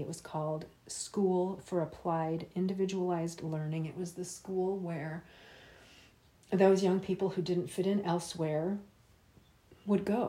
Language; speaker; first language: English; native; English